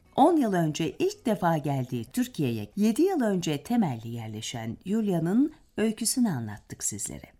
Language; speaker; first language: Turkish; native; Turkish